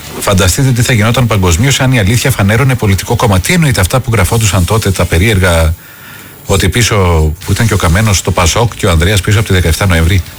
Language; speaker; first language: Greek; native; Greek